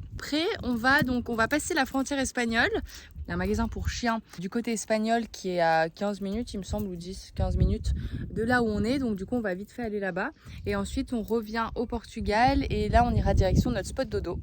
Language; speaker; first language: French; native; French